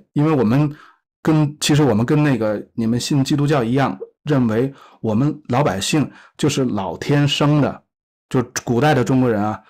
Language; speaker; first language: Chinese; native; Chinese